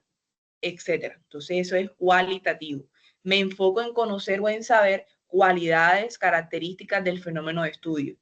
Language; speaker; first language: Spanish; native; Spanish